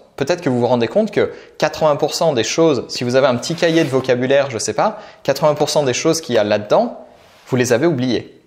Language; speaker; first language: French; native; French